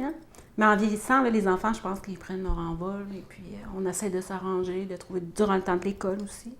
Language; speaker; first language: French; native; French